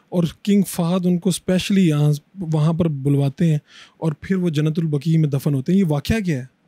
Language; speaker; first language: Urdu; non-native, local second language; Punjabi